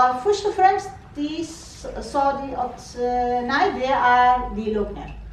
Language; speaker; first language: Norwegian; non-native, fluent; Persian